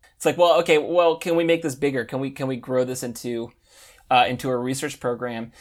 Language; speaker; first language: English; native; English